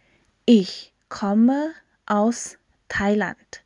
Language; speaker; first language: German; non-native, fluent; Thai